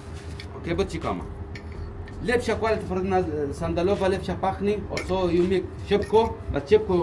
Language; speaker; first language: Polish; non-native, learner; Arabic